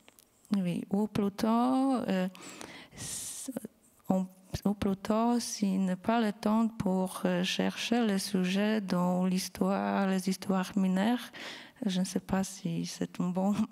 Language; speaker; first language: French; non-native, fluent; Polish